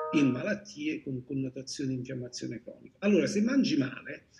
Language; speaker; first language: Italian; native; Italian